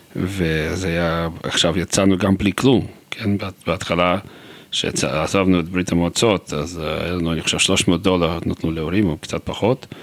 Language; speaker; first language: Hebrew; non-native, fluent; Russian